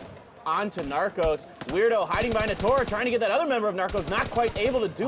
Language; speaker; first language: English; native; English